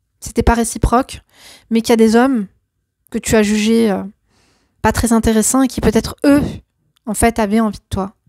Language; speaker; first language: French; native; French